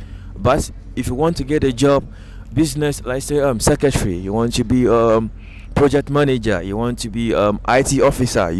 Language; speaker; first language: English; native; English